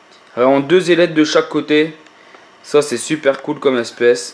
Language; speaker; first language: French; native; French